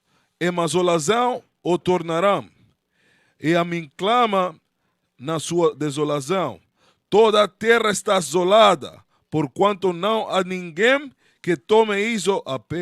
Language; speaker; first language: Portuguese; non-native, learner; Spanish